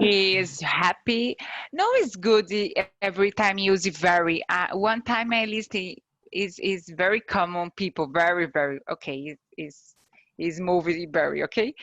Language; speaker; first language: English; non-native, learner; Portuguese